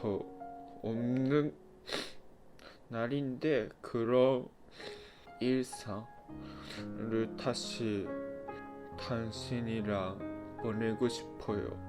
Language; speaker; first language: Korean; non-native, fluent; Japanese